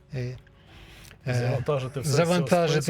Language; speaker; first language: Ukrainian; native; Ukrainian